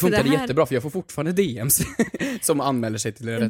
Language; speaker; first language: Swedish; native; Swedish